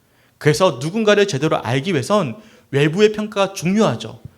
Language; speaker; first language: Korean; native; Korean